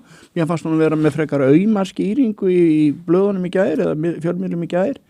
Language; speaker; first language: Icelandic; native; Icelandic